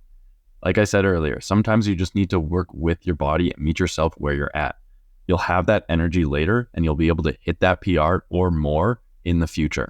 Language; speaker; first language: English; native; English